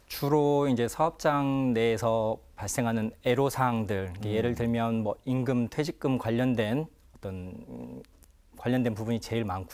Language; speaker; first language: Korean; native; Korean